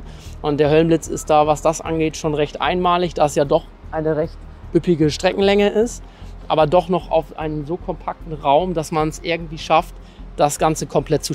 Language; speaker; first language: German; native; German